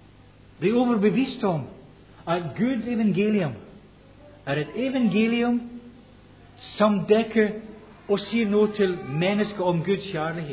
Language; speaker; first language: Norwegian; non-native, fluent; English